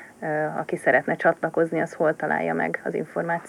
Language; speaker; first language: Hungarian; native; Hungarian